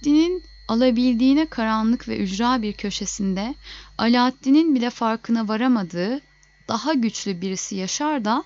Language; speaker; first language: Turkish; native; Turkish